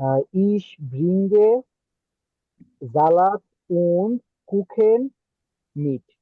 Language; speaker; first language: German; non-native, learner; Bangla